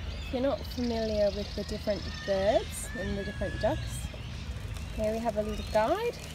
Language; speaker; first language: English; native; English